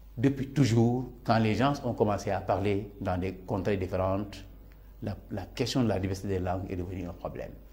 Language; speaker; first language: French; non-native, local second language; Serer